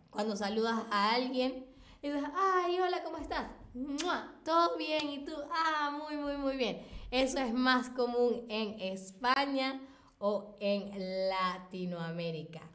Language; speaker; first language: Spanish; native; Spanish